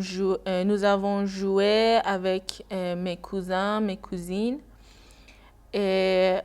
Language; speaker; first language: French; non-native, learner; Persian